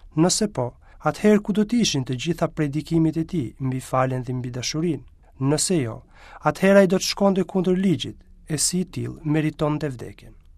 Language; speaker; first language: Albanian; native; Albanian